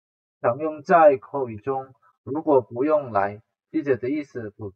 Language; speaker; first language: Chinese; non-native, fluent; Indonesian